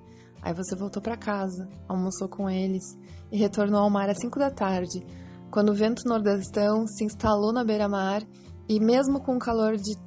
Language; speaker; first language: Portuguese; native; Portuguese